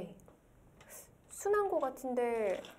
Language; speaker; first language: Korean; native; Korean